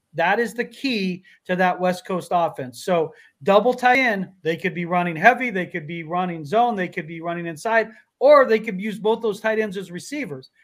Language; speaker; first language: English; native; English